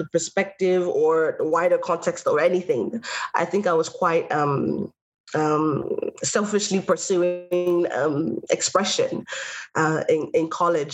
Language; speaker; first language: English; native; English